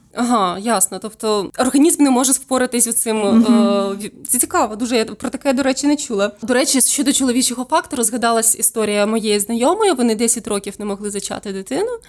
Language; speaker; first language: Ukrainian; native; Ukrainian